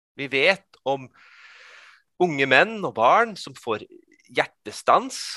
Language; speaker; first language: Norwegian; early bilingual, other home language; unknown